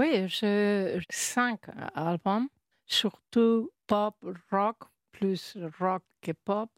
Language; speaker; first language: French; non-native, learner; Spanish